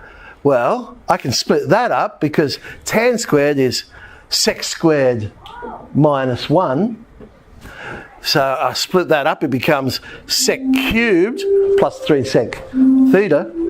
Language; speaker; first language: English; native; English